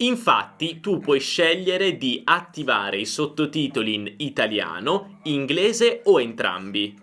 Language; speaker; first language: Italian; native; Italian